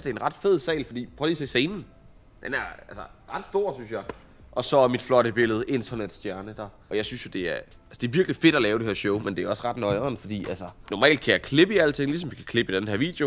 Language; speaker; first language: Danish; native; Danish